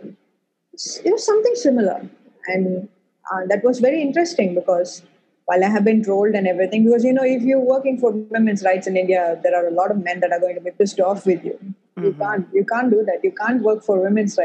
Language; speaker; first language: English; non-native, local second language; Tamil